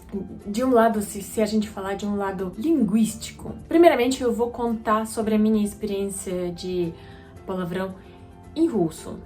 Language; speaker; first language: Portuguese; non-native, fluent; Russian